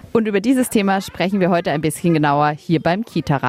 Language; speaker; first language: German; native; German